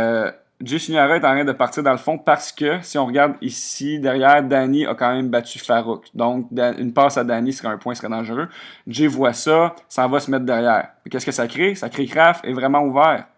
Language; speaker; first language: French; native; French